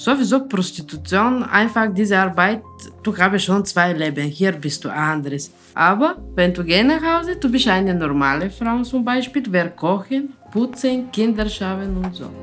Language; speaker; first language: German; non-native, learner; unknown